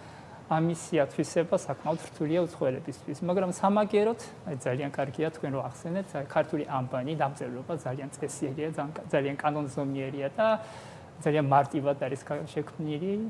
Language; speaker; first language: Georgian; non-native, fluent; Japanese